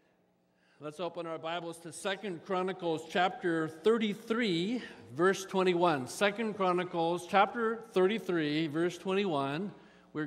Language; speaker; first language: English; native; English